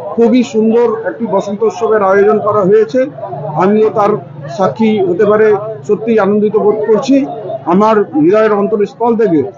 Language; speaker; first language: Bangla; native; Bangla